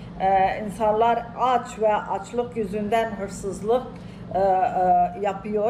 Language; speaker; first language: Turkish; non-native, fluent; Arabic